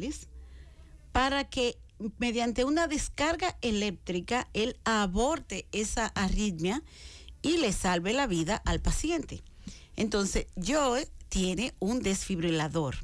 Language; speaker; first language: Spanish; native; Spanish